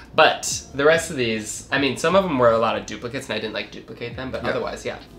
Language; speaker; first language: English; native; English